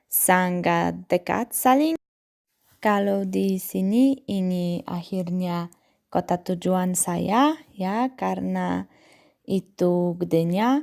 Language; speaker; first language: Indonesian; non-native, fluent; Polish